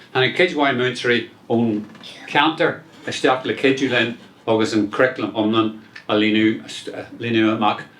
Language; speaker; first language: Irish; non-native, local second language; English